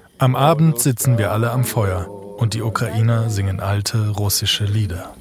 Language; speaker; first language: German; native; German